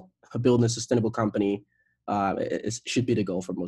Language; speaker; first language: English; non-native, local second language; Igbo